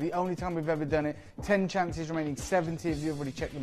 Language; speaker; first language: English; native; English